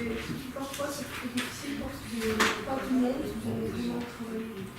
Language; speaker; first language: French; non-native, learner; Ukrainian